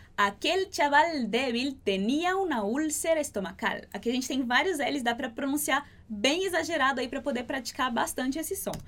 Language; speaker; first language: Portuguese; native; Portuguese